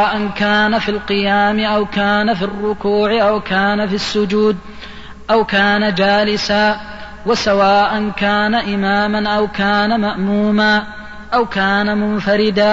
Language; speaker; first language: Arabic; native; Arabic